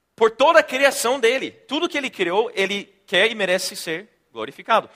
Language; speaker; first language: Portuguese; non-native, fluent; English